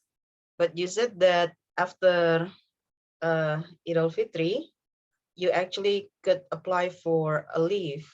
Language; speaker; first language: English; non-native, fluent; Indonesian